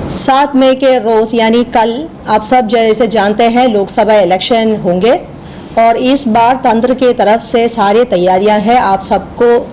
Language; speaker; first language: Hindi; non-native, local second language; Malayalam